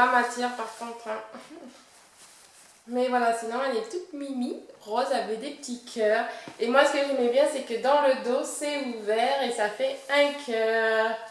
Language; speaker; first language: French; native; French